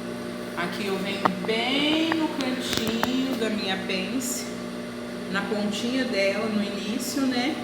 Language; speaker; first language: Portuguese; native; Portuguese